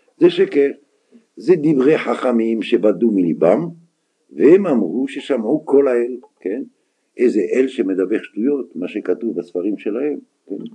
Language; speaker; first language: Hebrew; non-native, fluent; French